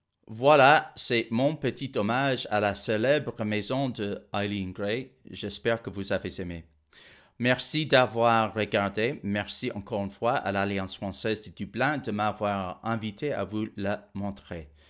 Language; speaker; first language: French; non-native, fluent; English